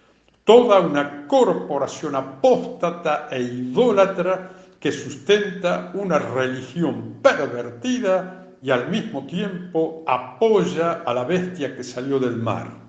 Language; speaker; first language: Spanish; native; Spanish